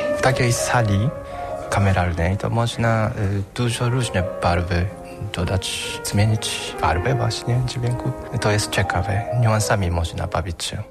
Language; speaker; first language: Polish; non-native, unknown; Japanese